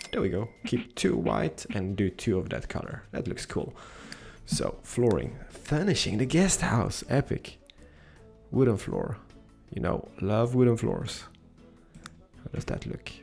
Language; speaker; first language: English; non-native, fluent; Polish